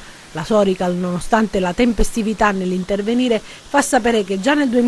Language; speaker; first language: Italian; native; Italian